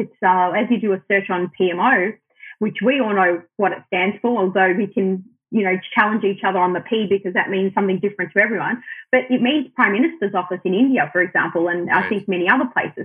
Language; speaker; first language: English; non-native, local second language; Arabic